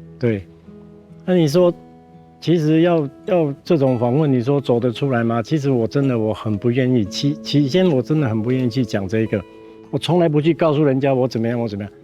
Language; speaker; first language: Chinese; native; Chinese